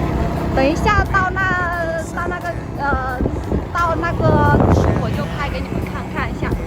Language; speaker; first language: Chinese; non-native, learner; Vietnamese